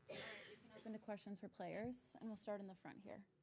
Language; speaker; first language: English; native; English